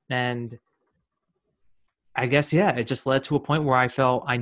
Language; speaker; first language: English; native; English